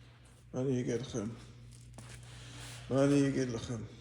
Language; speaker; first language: Hebrew; non-native, fluent; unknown